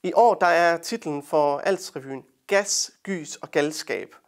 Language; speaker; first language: Danish; native; Danish